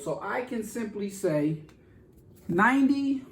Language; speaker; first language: English; native; English